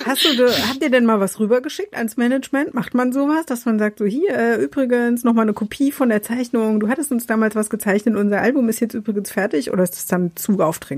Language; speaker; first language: German; native; German